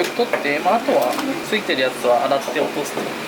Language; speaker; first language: Japanese; native; Japanese